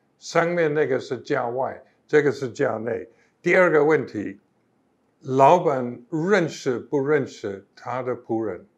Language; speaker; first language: Chinese; non-native, fluent; English